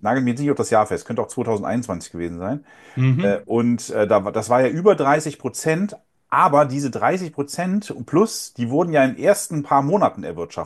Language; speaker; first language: German; native; German